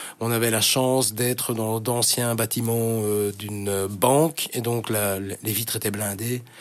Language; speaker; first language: French; native; French